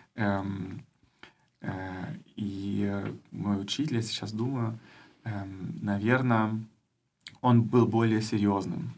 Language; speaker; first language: Russian; early bilingual, heritage; Russian